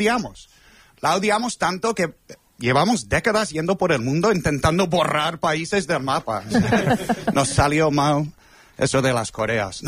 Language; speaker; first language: Spanish; non-native, fluent; English